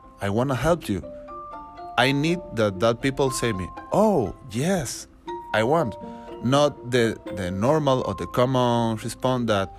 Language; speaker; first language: English; non-native, learner; Spanish